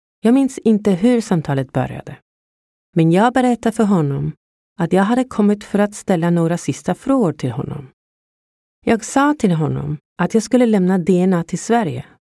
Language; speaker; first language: Swedish; non-native, fluent; Spanish